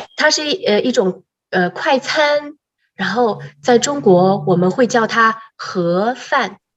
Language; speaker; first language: Chinese; native; Chinese